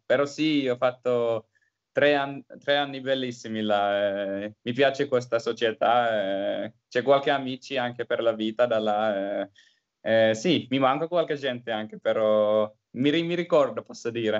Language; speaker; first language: Italian; non-native, learner; Finnish